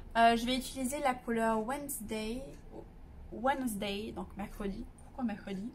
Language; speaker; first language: French; native; French